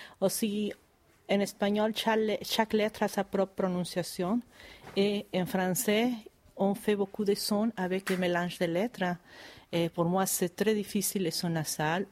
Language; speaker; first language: French; non-native, fluent; Spanish